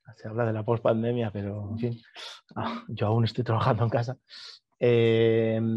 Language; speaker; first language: Spanish; native; Spanish